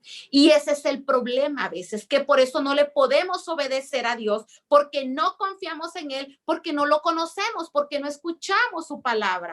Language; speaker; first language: Spanish; native; Spanish